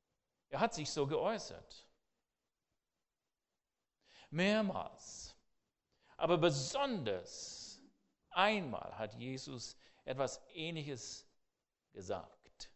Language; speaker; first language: German; non-native, fluent; English